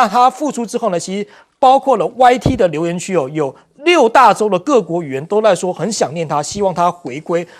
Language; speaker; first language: Chinese; native; Chinese